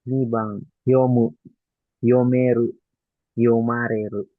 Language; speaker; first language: Japanese; non-native, learner; Filipino